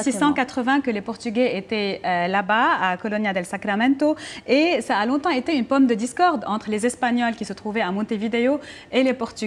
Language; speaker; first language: French; non-native, local second language; Arabic